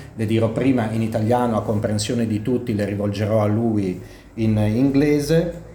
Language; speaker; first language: Italian; native; Italian